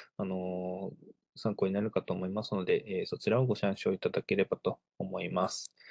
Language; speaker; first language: Japanese; native; Japanese